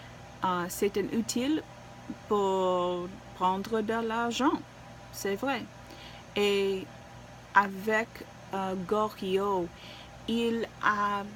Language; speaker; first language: French; non-native, learner; English